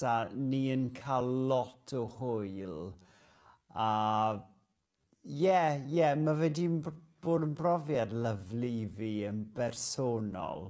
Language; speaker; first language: Welsh; native; Welsh